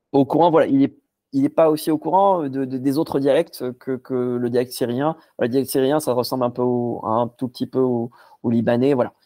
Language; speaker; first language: French; non-native, local second language; Arabic